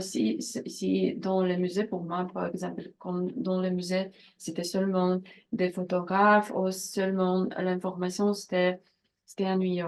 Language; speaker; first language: French; non-native, learner; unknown